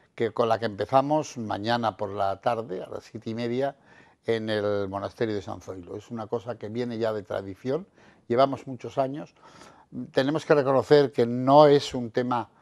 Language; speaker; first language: Spanish; native; Spanish